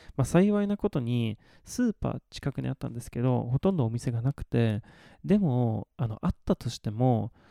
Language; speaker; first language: Japanese; non-native, fluent; Swedish